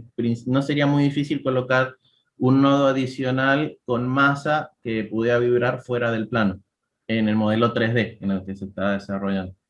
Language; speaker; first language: Spanish; native; Spanish